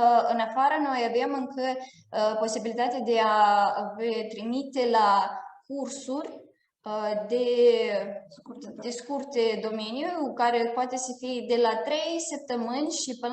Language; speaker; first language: Romanian; non-native, fluent; Russian